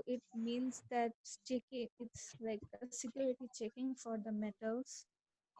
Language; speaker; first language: English; non-native, local second language; Bangla